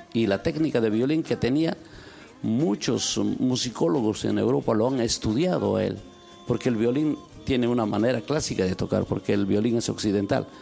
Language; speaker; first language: Spanish; non-native, local second language; Quechua